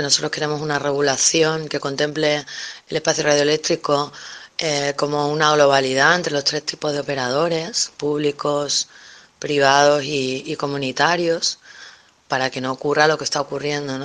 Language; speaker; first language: Spanish; native; Spanish